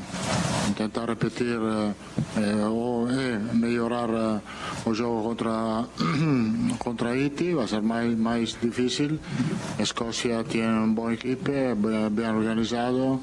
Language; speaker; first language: Portuguese; non-native, fluent; Italian